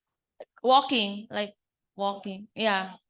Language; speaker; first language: English; non-native, learner; Indonesian